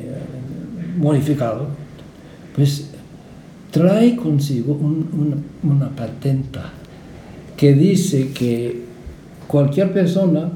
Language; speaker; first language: Spanish; non-native, fluent; English